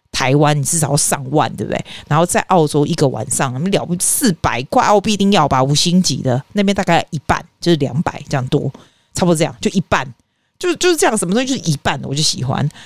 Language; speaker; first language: Chinese; native; Chinese